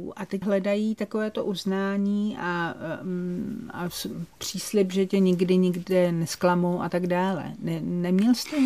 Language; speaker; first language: Czech; native; Czech